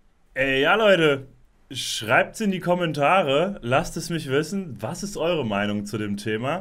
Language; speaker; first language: German; native; German